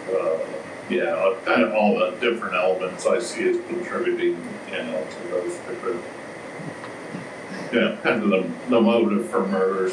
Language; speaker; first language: English; native; English